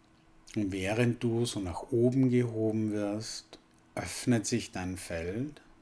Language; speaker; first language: German; native; German